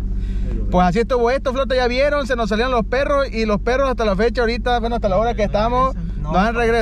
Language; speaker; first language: Spanish; native; Spanish